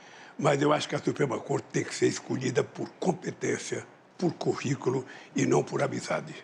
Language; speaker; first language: Portuguese; native; Portuguese